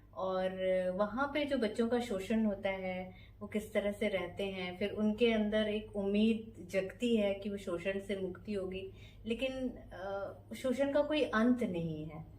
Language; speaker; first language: Hindi; native; Hindi